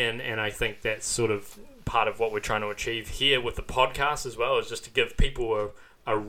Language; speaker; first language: English; native; English